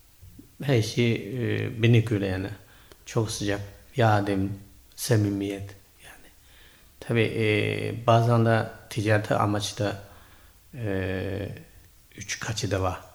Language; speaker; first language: Turkish; non-native, learner; Chinese